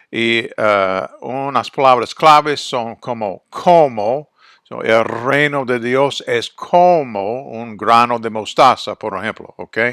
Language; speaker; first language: Spanish; non-native, fluent; English